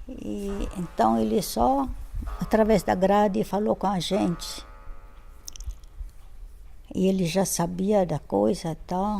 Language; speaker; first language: Portuguese; non-native, fluent; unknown